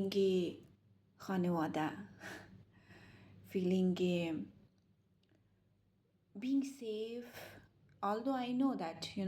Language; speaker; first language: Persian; early bilingual, heritage; Persian